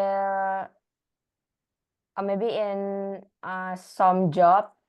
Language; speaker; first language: English; non-native, learner; Indonesian